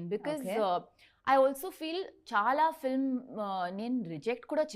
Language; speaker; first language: Telugu; non-native, learner; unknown